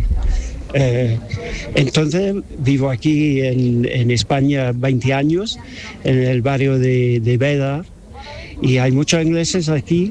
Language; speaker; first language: Spanish; non-native, fluent; English